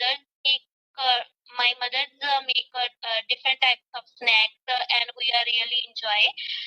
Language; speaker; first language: English; non-native, learner; Punjabi